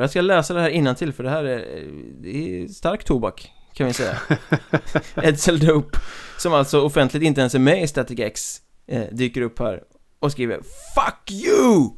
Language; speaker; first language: Swedish; native; Swedish